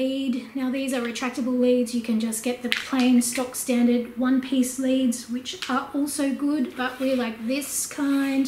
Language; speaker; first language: English; native; English